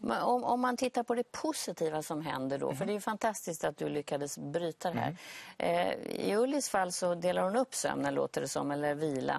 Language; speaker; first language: Swedish; native; Swedish